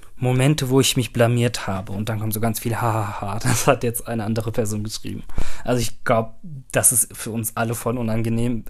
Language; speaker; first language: German; early bilingual, other home language; Turkish